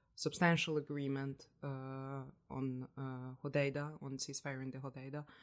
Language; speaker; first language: English; non-native, fluent; Hungarian